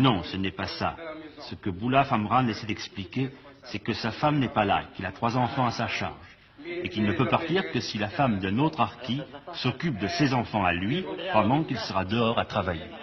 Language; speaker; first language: French; native; French